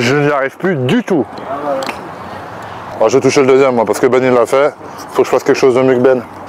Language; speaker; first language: French; native; French